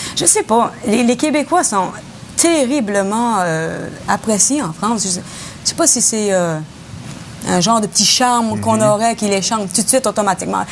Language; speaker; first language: French; native; French